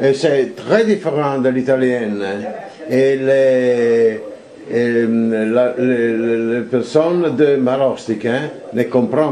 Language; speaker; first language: French; non-native, fluent; Italian